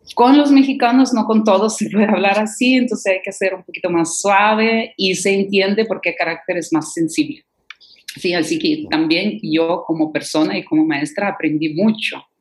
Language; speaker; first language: Spanish; non-native, fluent; Russian